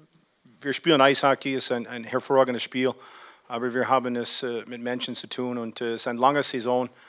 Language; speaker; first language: German; non-native, fluent; English